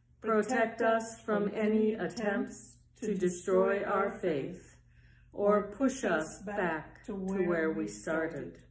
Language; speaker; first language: English; native; English